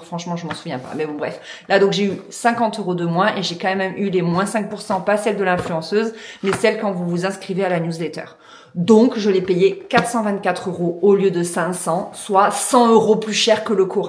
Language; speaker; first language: French; native; French